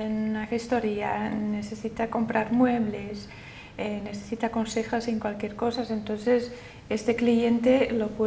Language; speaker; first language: Spanish; non-native, fluent; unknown